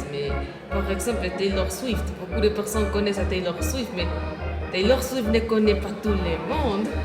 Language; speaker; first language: French; non-native, learner; Spanish